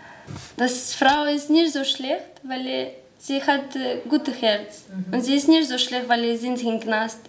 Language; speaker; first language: German; non-native, learner; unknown